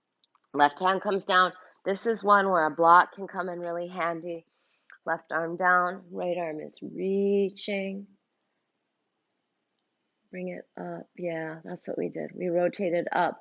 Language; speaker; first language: English; native; English